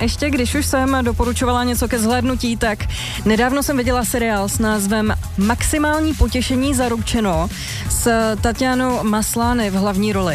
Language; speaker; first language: Czech; native; Czech